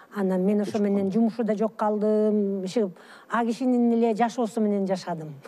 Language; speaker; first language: Kyrgyz; early bilingual, other home language; Russian